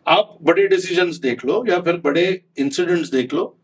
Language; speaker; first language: Hindi; non-native, local second language; Konkani